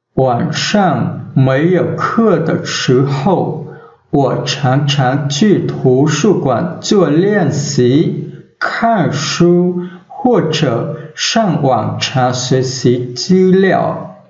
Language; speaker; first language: Chinese; non-native, fluent; Vietnamese